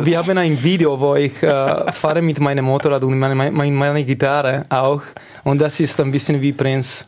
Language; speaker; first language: German; non-native, fluent; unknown